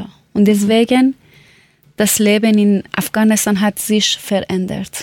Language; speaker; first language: German; non-native, learner; Persian